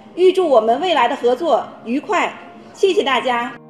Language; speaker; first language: Chinese; native; Chinese